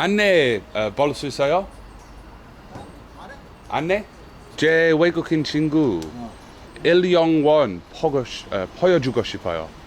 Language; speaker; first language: Korean; non-native, learner; English